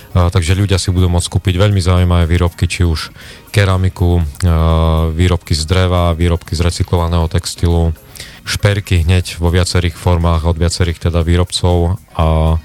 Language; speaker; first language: Slovak; native; Slovak